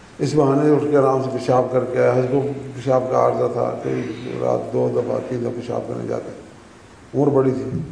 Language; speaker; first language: Urdu; non-native, local second language; Punjabi